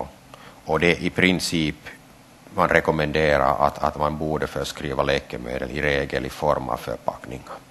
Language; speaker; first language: Swedish; non-native, local second language; Finnish